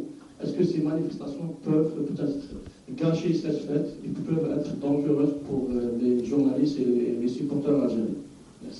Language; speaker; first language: French; non-native, local second language; Arabic